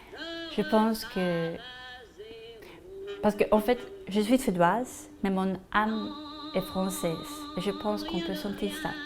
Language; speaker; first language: French; non-native, fluent; Swedish